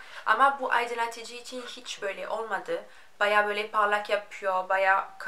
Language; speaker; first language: Turkish; non-native, fluent; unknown